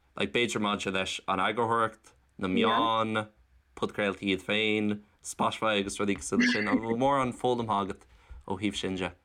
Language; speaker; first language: Irish; non-native, local second language; English